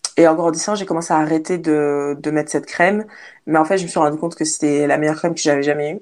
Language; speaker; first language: French; native; French